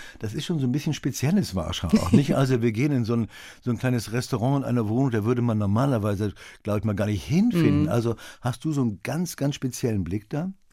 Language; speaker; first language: German; native; German